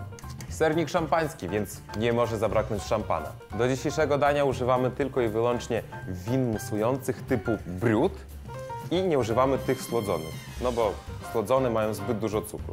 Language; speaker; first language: Polish; native; Polish